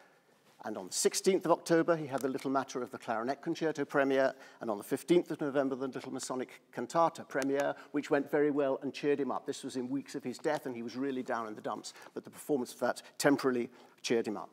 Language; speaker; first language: English; native; English